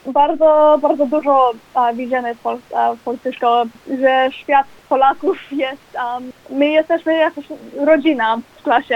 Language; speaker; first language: Polish; early bilingual, heritage; Polish